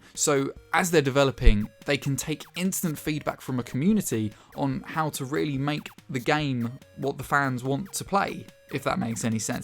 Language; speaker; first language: English; native; English